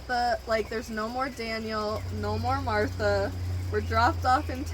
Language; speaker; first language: English; native; English